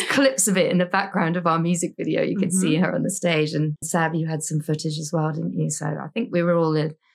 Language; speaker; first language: English; native; English